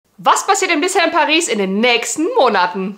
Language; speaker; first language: German; native; German